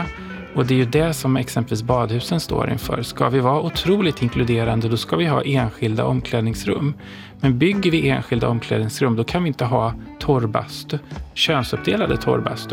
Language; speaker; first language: Swedish; native; Swedish